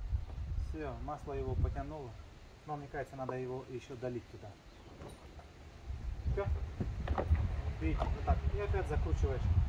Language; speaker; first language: Russian; native; Russian